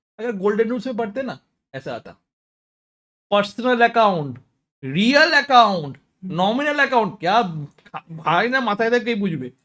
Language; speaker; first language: Hindi; non-native, local second language; Bangla